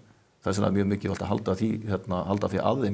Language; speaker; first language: Icelandic; native; Icelandic